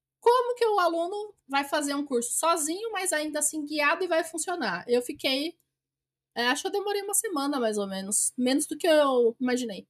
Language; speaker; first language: Portuguese; native; Portuguese